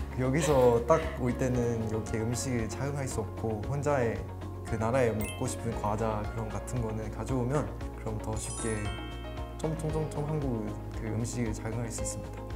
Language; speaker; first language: Korean; non-native, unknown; Malay